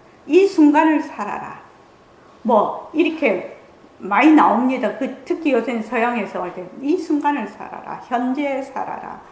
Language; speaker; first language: Korean; native; Korean